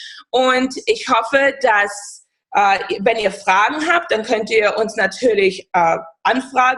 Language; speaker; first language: German; non-native, fluent; English